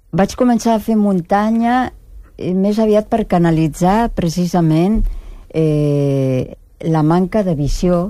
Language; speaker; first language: Catalan; non-native, fluent; Spanish